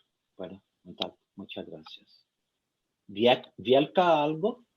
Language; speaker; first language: Spanish; non-native, fluent; Portuguese